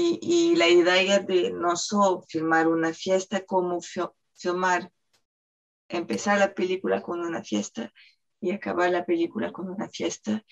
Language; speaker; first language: Spanish; non-native, fluent; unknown